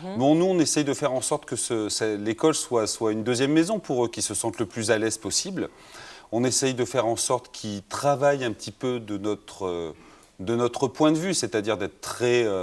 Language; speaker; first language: French; native; French